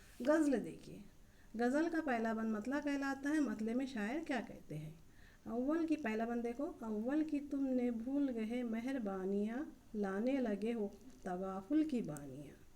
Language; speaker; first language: Urdu; native; Urdu